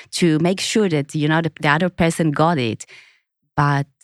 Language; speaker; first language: English; non-native, fluent; Hebrew